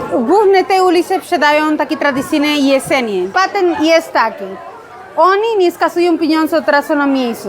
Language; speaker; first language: Polish; non-native, learner; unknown